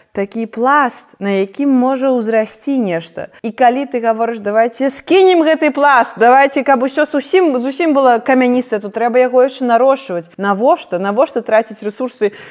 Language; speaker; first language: Belarusian; non-native, local second language; Russian